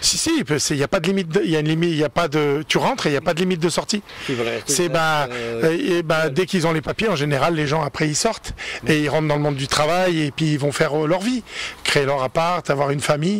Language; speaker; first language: French; native; French